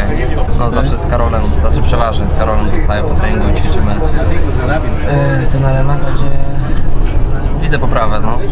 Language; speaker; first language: Polish; native; Polish